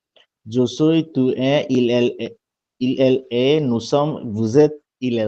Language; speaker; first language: French; non-native, learner; Bangla